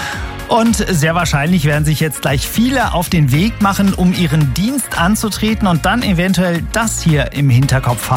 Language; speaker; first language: German; native; German